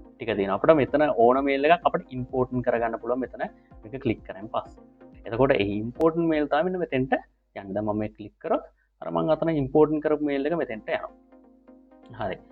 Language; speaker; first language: Sinhala; native; Sinhala